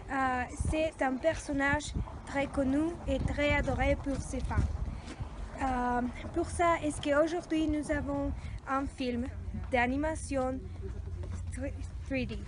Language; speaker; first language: French; non-native, learner; Spanish